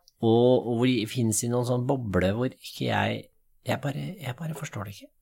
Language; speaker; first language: Norwegian; native; Norwegian